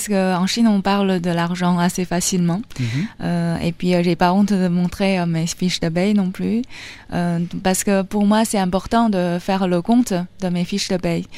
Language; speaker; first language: French; non-native, fluent; Chinese